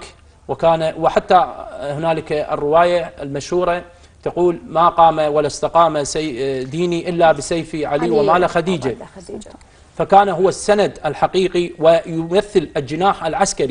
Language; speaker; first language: Arabic; native; Arabic